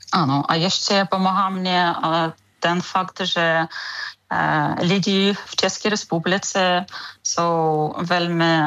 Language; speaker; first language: Czech; non-native, fluent; Ukrainian